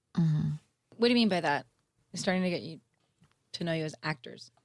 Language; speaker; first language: English; native; English